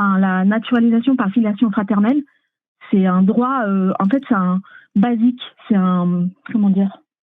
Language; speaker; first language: French; early bilingual, other home language; Arabic